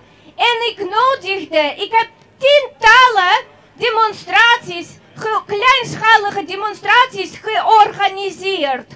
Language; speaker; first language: Dutch; non-native, fluent; Russian